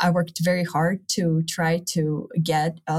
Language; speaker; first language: English; early bilingual, other home language; Russian